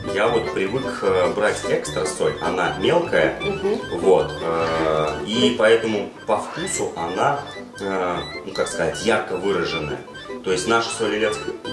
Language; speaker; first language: Russian; native; Russian